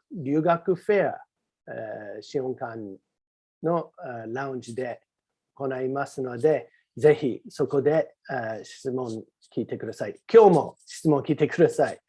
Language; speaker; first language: Japanese; non-native, fluent; English